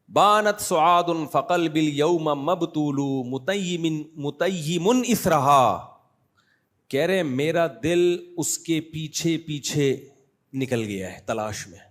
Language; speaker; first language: Urdu; native; Urdu